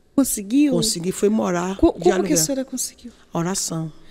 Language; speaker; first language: Portuguese; non-native, fluent; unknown